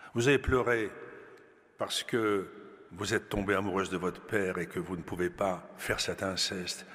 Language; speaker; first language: French; native; French